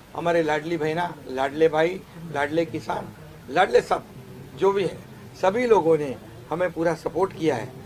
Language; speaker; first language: Hindi; non-native, local second language; Marathi